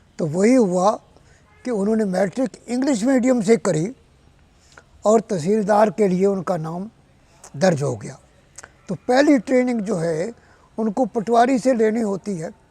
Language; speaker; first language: Urdu; non-native, local second language; Punjabi